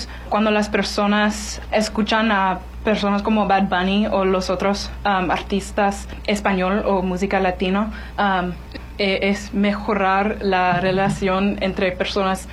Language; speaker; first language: Spanish; non-native, learner; English